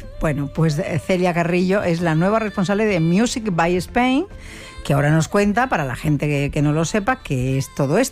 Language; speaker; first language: Spanish; native; Spanish